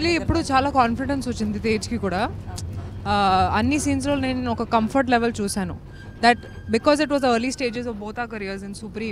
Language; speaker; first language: Telugu; non-native, fluent; Hindi